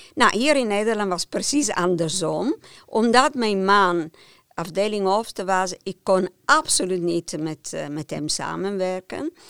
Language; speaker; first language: Dutch; non-native, fluent; Italian